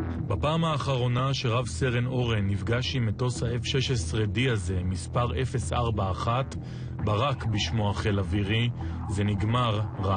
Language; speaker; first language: Hebrew; native; Hebrew